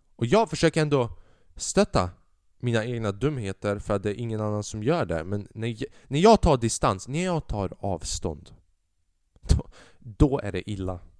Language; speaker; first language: Swedish; early bilingual, other home language; Albanian